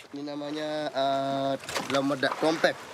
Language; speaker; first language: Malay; non-native, local second language; Balinese